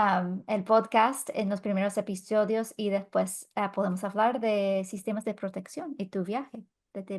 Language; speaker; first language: Spanish; non-native, fluent; English